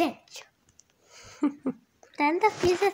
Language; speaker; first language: Spanish; native; Spanish